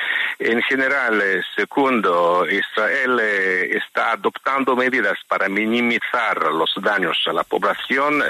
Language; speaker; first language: Spanish; non-native, fluent; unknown